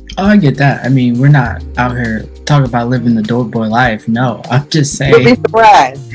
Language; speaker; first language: English; native; English